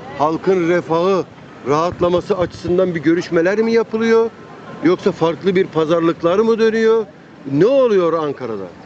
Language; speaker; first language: Turkish; native; Turkish